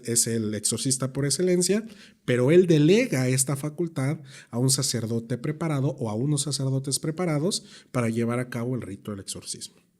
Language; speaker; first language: Spanish; native; Spanish